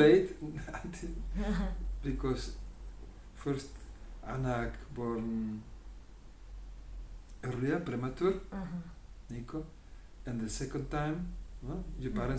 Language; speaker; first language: English; non-native, learner; Spanish